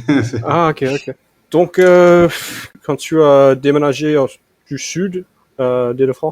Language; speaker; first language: French; non-native, fluent; English